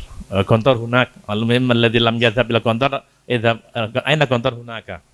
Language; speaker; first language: Arabic; non-native, fluent; Indonesian